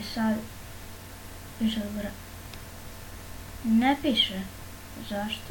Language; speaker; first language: Bosnian; native; Bosnian